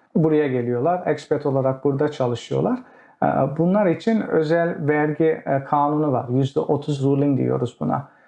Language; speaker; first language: Turkish; early bilingual, heritage; Turkish